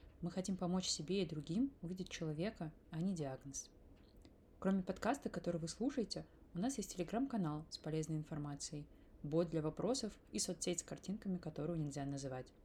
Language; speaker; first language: Russian; native; Russian